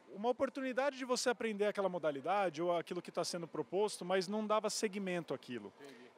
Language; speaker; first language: Portuguese; native; Portuguese